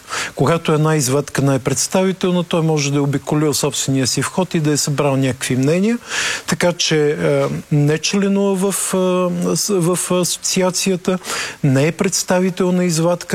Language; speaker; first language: Bulgarian; native; Bulgarian